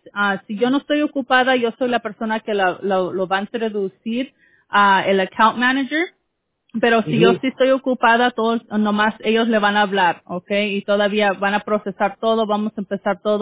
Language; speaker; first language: Spanish; early bilingual, heritage; Spanish